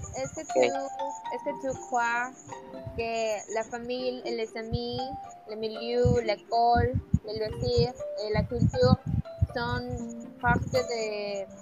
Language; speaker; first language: French; non-native, learner; Spanish